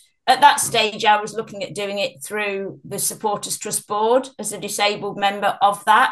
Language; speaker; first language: English; native; English